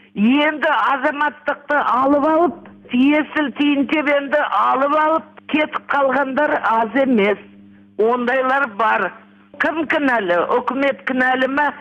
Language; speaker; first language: Kazakh; native; Kazakh